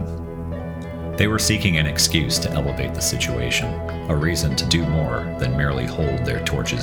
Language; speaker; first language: English; native; English